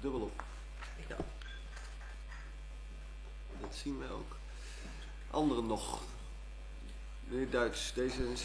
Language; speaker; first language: Dutch; native; Dutch